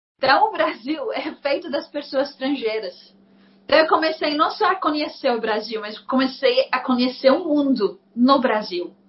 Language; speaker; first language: Portuguese; non-native, fluent; Arabic